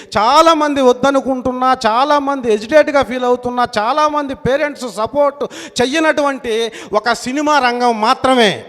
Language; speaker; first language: Telugu; native; Telugu